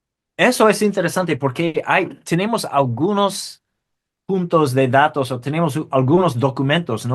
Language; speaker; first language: Spanish; non-native, fluent; English